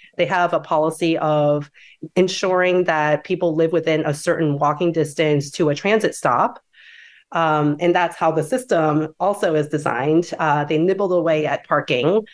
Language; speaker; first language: English; native; English